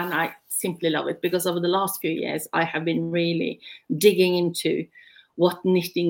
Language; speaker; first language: English; non-native, fluent; Norwegian